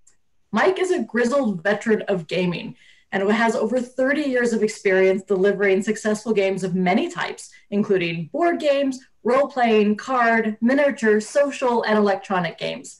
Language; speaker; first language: English; native; English